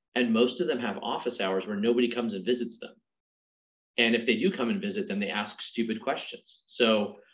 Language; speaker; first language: English; native; English